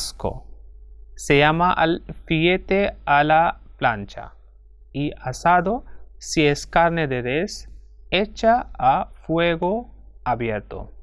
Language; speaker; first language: Spanish; non-native, fluent; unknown